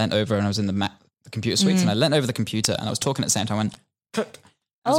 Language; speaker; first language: English; native; English